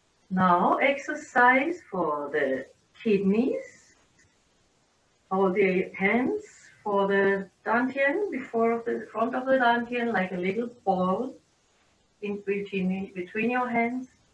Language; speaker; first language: English; non-native, fluent; German